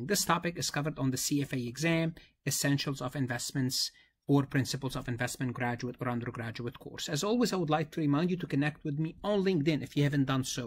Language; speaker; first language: English; non-native, fluent; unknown